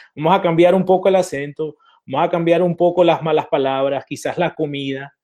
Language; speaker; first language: Spanish; early bilingual, heritage; Spanish